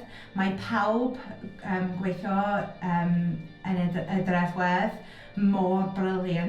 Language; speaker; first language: Welsh; non-native, learner; English